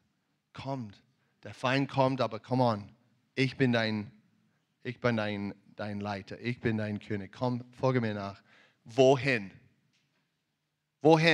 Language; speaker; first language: German; non-native, fluent; English